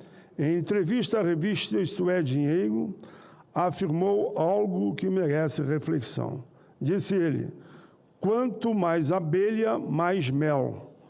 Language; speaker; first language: Portuguese; native; Portuguese